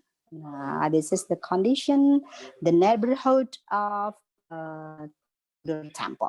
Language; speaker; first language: English; non-native, local second language; Indonesian